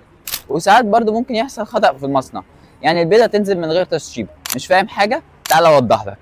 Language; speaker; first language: Arabic; native; Arabic